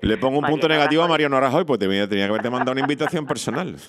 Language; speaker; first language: Spanish; native; Spanish